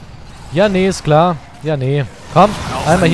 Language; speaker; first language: German; native; German